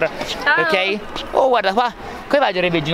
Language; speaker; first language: Italian; native; Italian